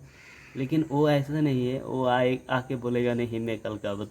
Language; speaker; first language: Hindi; non-native, local second language; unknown